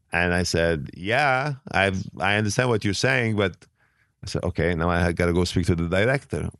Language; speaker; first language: English; non-native, fluent; Arabic